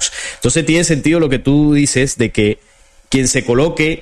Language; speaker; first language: Spanish; native; Spanish